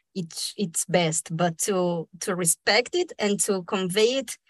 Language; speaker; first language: English; non-native, fluent; Spanish